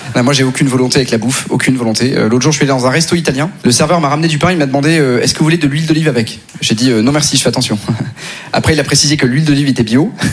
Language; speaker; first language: French; native; French